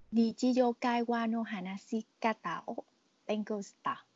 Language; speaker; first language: Japanese; non-native, learner; Vietnamese